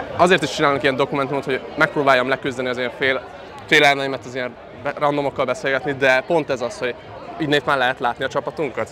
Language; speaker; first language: Hungarian; early bilingual, other home language; Chinese